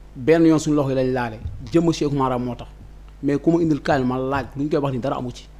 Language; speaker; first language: Wolof; non-native, local second language; Fula